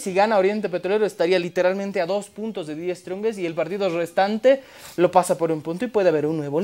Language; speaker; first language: Spanish; native; Spanish